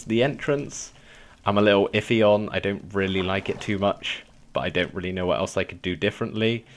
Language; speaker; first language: English; native; English